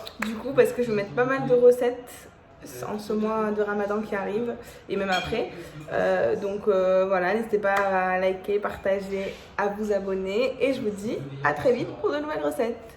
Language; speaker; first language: French; early bilingual, other home language; Arabic